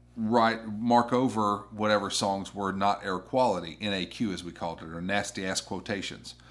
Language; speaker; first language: English; native; English